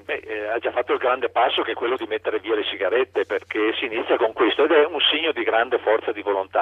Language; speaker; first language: Italian; native; Italian